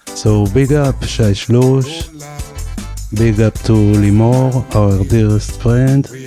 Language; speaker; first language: English; non-native, fluent; Hebrew